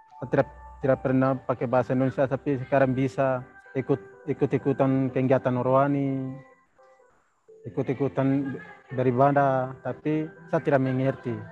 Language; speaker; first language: Indonesian; non-native, local second language; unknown